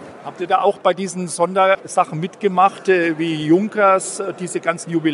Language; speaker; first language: German; native; German